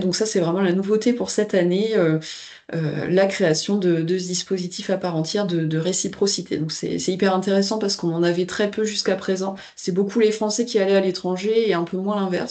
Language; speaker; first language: French; native; French